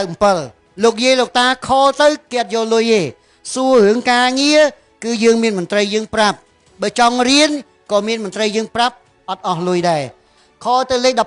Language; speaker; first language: Khmer; native; Khmer